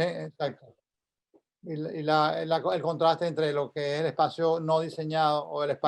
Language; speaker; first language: Spanish; native; Spanish